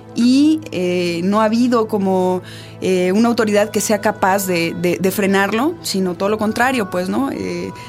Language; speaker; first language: Spanish; native; Spanish